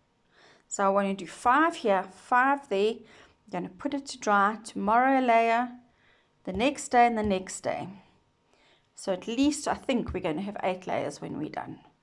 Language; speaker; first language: English; native; English